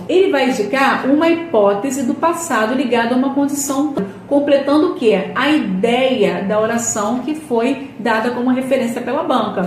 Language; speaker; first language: Portuguese; native; Portuguese